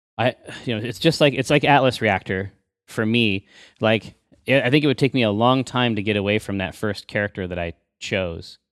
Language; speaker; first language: English; native; English